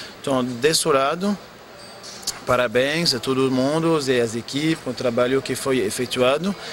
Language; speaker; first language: Portuguese; non-native, fluent; French